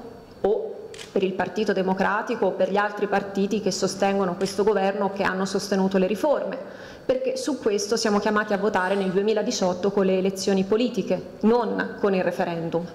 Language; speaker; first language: Italian; native; Italian